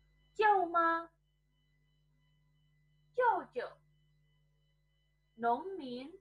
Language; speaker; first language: Chinese; non-native, fluent; Indonesian